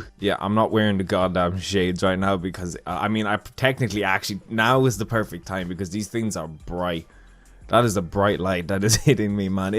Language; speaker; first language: English; native; English